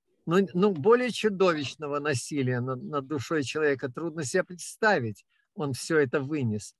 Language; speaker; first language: Russian; native; Russian